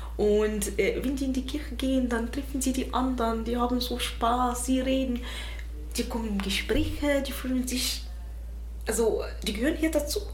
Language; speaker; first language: German; non-native, fluent; Arabic